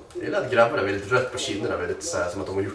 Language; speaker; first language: Swedish; native; Swedish